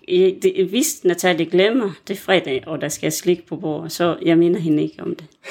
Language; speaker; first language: Danish; non-native, fluent; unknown